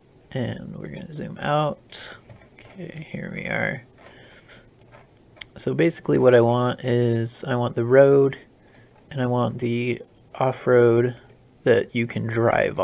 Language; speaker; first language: English; native; English